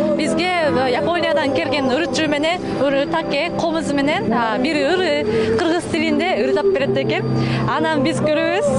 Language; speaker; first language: Kyrgyz; non-native, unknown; Japanese